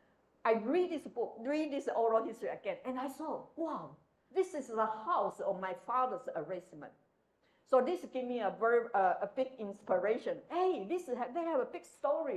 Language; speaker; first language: English; non-native, fluent; Chinese